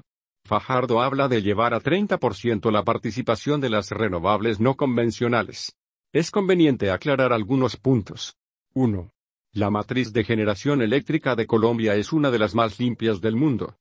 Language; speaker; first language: Spanish; native; Spanish